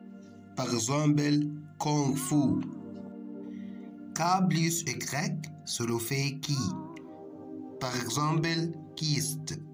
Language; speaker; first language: French; non-native, fluent; Arabic